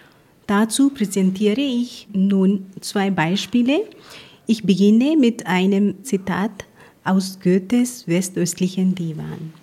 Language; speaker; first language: German; non-native, fluent; Punjabi